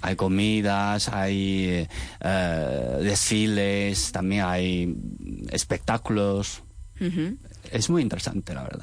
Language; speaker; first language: Spanish; non-native, fluent; Chinese